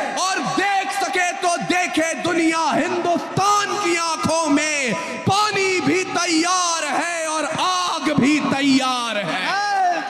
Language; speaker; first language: Hindi; native; Hindi